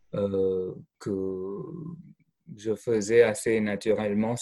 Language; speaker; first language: French; non-native, fluent; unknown